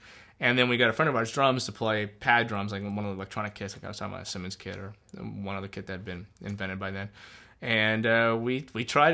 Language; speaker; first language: English; native; English